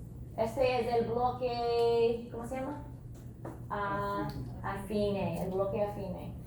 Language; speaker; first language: Spanish; non-native, fluent; English